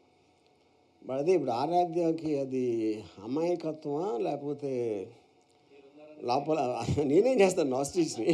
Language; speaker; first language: Telugu; native; Telugu